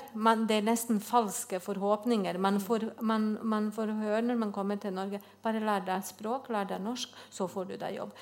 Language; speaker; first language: Norwegian; non-native, fluent; Bosnian